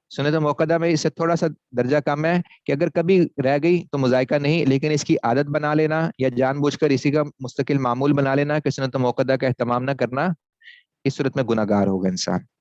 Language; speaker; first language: Urdu; non-native, local second language; Punjabi